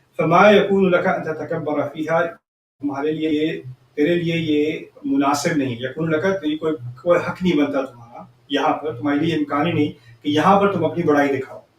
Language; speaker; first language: Urdu; early bilingual, heritage; Urdu